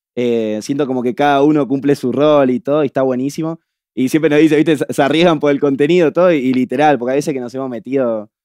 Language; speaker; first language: Spanish; native; Spanish